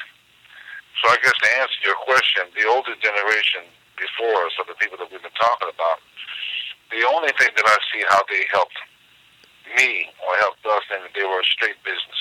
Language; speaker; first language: English; native; English